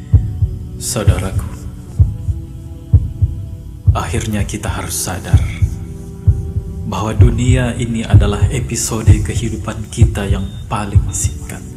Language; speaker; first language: Indonesian; native; Indonesian